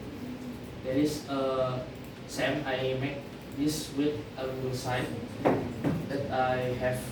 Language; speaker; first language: English; non-native, learner; Indonesian